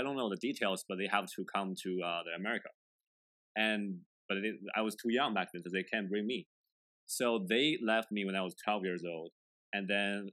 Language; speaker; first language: English; non-native, fluent; Chinese